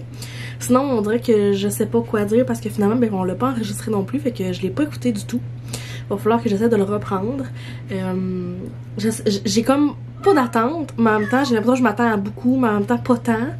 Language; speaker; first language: French; native; French